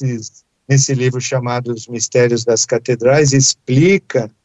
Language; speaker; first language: Portuguese; native; Portuguese